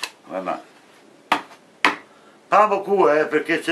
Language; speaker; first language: French; non-native, learner; Italian